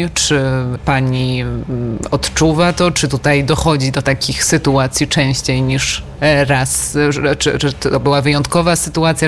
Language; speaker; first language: Polish; native; Polish